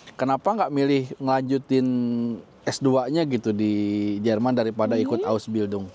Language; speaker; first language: Indonesian; native; Indonesian